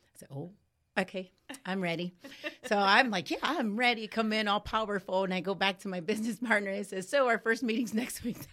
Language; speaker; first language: English; native; English